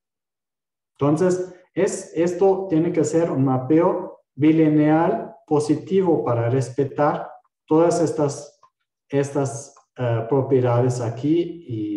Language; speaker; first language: Spanish; non-native, fluent; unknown